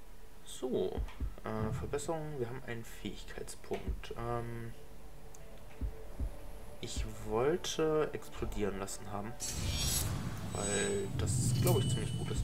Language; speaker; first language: German; native; German